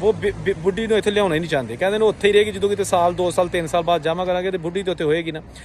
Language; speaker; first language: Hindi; non-native, local second language; Punjabi